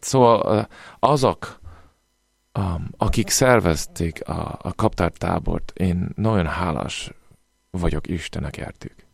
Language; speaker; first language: Hungarian; non-native, fluent; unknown